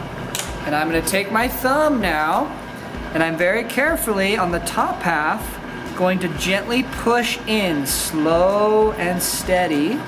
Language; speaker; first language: English; native; English